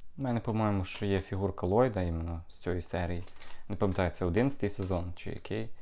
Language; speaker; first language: Ukrainian; non-native, local second language; Russian